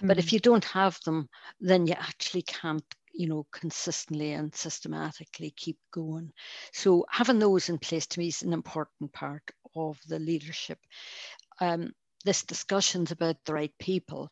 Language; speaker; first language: English; native; English